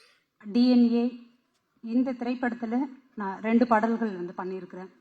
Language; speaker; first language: Tamil; native; Tamil